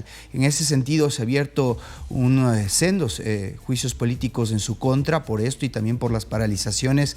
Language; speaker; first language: Spanish; native; Spanish